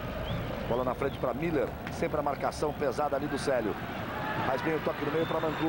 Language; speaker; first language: Portuguese; native; Portuguese